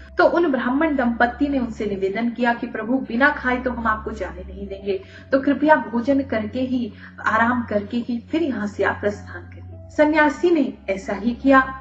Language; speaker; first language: Hindi; native; Hindi